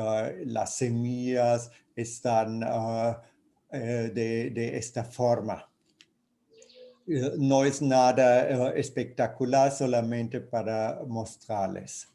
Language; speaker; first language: Spanish; non-native, fluent; German